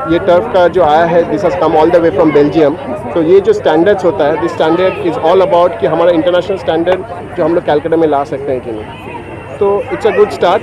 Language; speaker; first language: Hindi; non-native, local second language; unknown